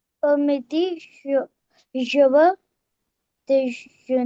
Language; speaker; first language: French; non-native, learner; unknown